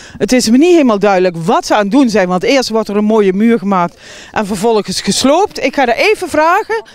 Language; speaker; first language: Dutch; native; Dutch